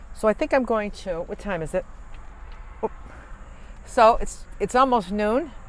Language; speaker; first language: English; native; English